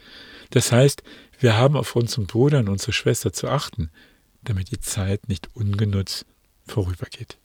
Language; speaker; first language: German; native; German